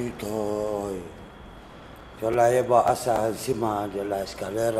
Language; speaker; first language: Spanish; non-native, learner; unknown